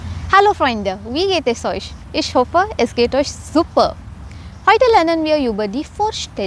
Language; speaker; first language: German; non-native, fluent; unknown